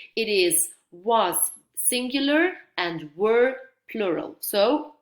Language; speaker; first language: English; non-native, fluent; Dutch